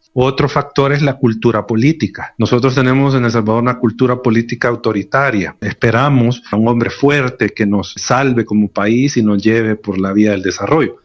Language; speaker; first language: Spanish; native; Spanish